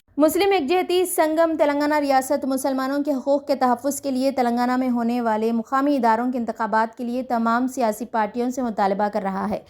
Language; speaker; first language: Urdu; native; Urdu